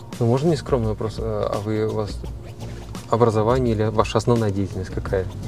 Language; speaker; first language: Russian; native; Russian